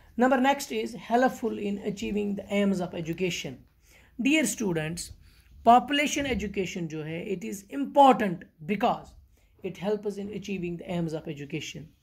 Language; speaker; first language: Hindi; non-native, local second language; Kashmiri